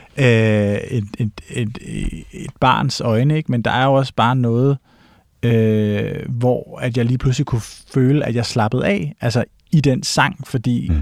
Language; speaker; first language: Danish; native; Danish